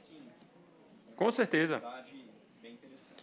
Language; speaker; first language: Portuguese; native; Portuguese